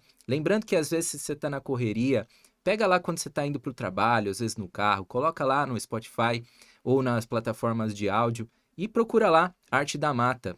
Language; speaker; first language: Portuguese; native; Portuguese